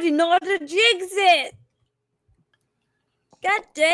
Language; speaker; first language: English; native; English